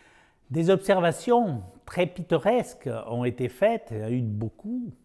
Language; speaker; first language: French; native; French